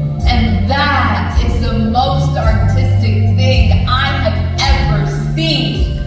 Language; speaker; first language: English; early bilingual, other home language; Punjabi